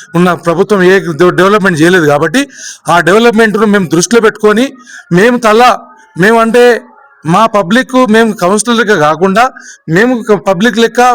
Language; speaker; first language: Telugu; native; Telugu